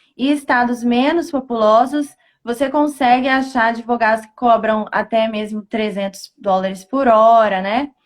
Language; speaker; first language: Portuguese; native; Portuguese